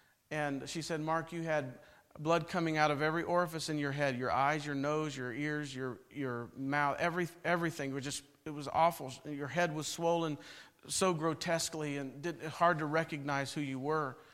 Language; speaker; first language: English; native; English